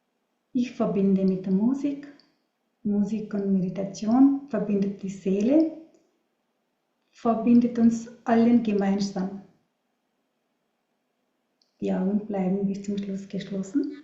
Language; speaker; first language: German; non-native, learner; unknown